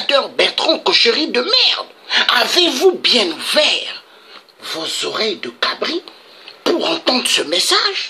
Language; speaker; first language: French; non-native, local second language; Kongo